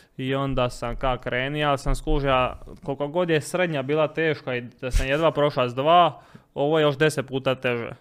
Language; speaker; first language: Croatian; native; Croatian